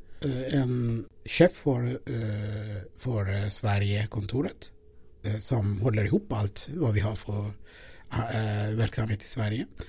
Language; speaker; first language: Swedish; non-native, fluent; Amharic